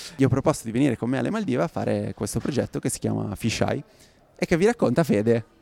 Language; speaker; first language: Italian; native; Italian